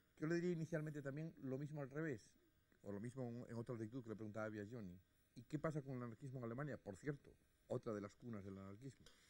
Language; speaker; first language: Spanish; native; Spanish